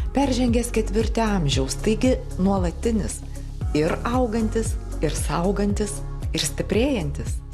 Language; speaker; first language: Lithuanian; native; Lithuanian